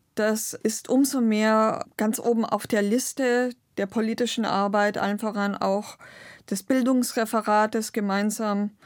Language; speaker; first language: German; non-native, local second language; Romany